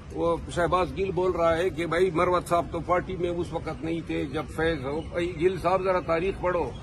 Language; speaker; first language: Urdu; non-native, local second language; Pashto